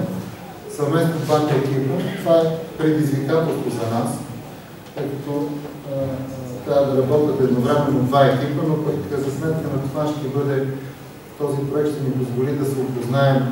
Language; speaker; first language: Bulgarian; native; Bulgarian